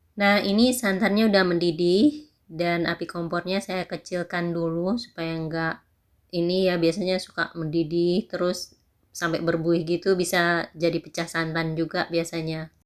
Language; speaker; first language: Indonesian; non-native, local second language; Minangkabau